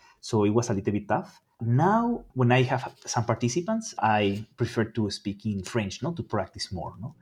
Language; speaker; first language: English; non-native, fluent; Spanish